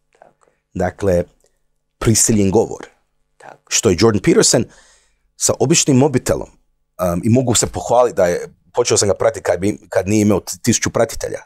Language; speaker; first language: Croatian; early bilingual, heritage; Croatian